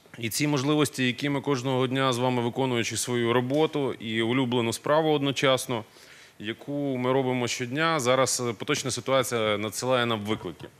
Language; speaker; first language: Ukrainian; non-native, local second language; Russian